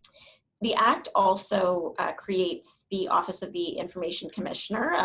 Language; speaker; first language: English; native; English